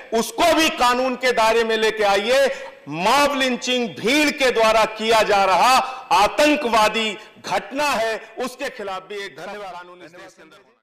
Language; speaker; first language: Hindi; native; Hindi